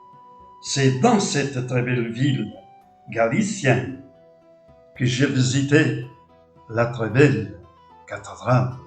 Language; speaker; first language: French; non-native, fluent; Portuguese